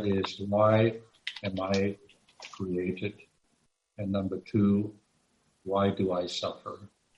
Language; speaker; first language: English; non-native, local second language; Cantonese